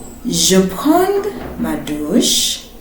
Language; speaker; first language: French; non-native, fluent; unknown